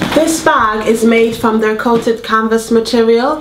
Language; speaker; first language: English; native; English